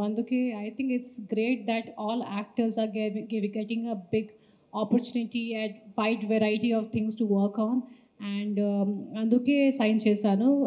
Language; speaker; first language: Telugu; non-native, fluent; Hindi